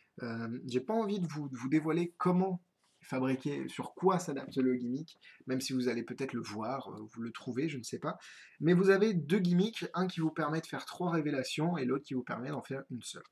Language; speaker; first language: French; native; French